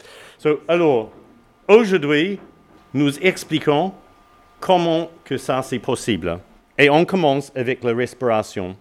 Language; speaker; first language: French; non-native, learner; English